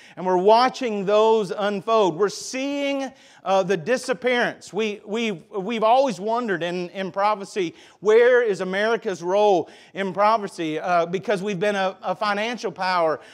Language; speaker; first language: English; native; English